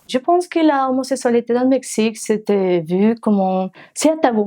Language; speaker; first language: French; non-native, learner; Spanish